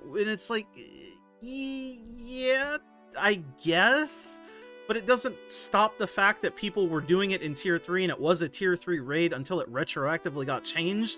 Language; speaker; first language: English; native; English